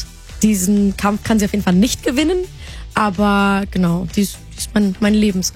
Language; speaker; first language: German; native; German